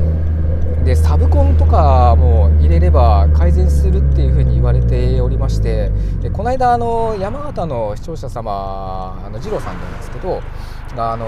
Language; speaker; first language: Japanese; native; Japanese